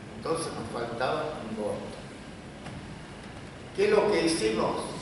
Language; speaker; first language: Spanish; native; Spanish